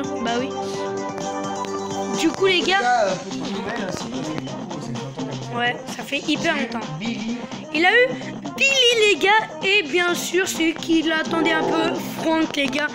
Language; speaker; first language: French; native; French